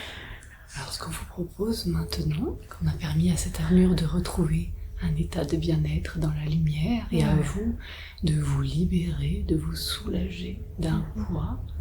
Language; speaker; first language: French; native; French